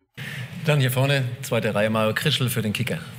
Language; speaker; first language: German; native; German